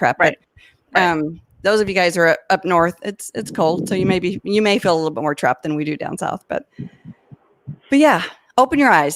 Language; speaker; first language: English; native; English